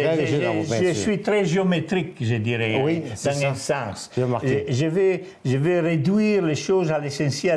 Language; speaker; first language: French; non-native, fluent; Italian